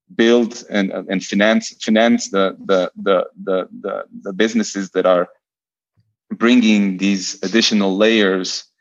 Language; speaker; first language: English; non-native, fluent; Portuguese